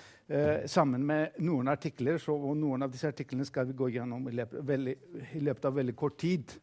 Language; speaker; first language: Norwegian; non-native, fluent; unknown